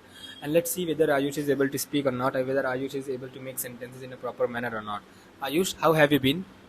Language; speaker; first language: English; non-native, fluent; Hindi